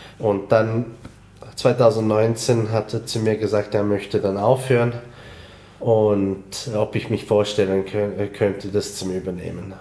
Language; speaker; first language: German; non-native, fluent; English